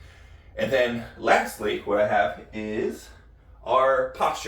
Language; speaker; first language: English; native; English